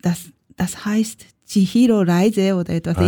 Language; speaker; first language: German; non-native, learner; Japanese